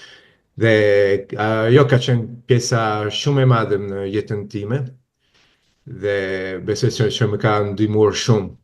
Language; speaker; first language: Albanian; non-native, fluent; Italian